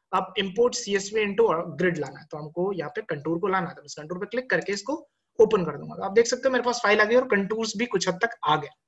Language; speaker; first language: Hindi; native; Hindi